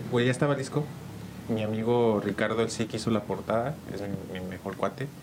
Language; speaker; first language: Spanish; early bilingual, heritage; Spanish